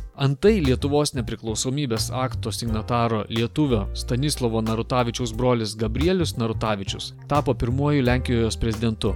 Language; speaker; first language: Lithuanian; native; Lithuanian